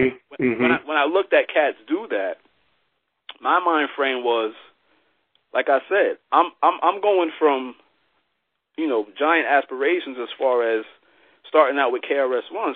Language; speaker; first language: English; native; English